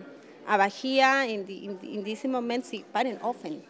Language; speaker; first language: German; non-native, learner; Spanish